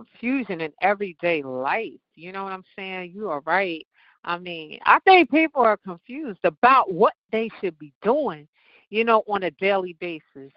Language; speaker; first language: English; native; English